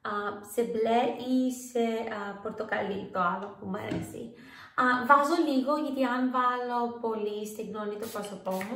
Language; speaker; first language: Greek; early bilingual, heritage; English